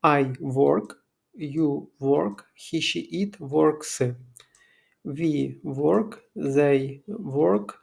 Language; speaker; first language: English; non-native, fluent; Ukrainian